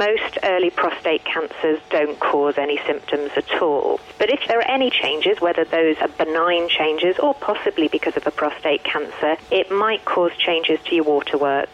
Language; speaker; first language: English; native; English